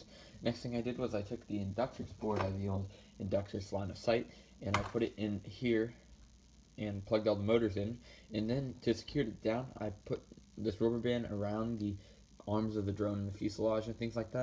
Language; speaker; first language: English; native; English